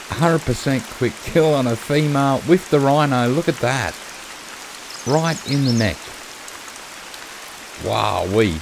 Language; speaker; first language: English; native; English